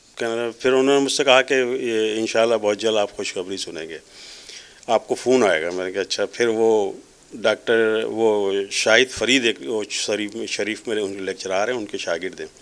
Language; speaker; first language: Urdu; native; Urdu